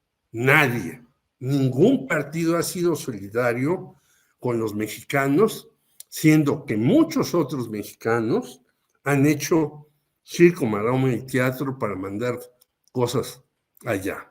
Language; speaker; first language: Spanish; native; Spanish